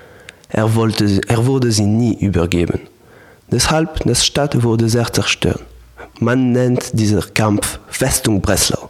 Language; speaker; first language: German; non-native, learner; Polish